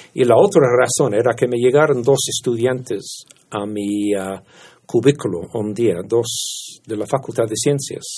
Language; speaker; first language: Spanish; non-native, fluent; English